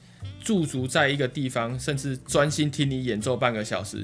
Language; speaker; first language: Chinese; native; Chinese